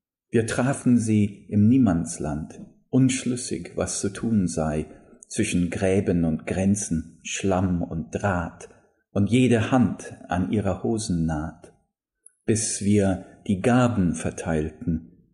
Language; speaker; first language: German; non-native, fluent; English